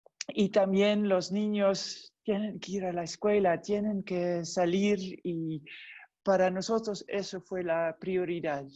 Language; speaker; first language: Spanish; non-native, fluent; Dutch